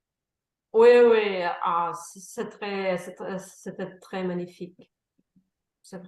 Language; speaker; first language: French; non-native, learner; Russian